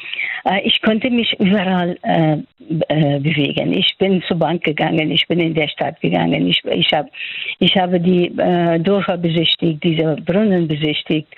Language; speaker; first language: German; non-native, fluent; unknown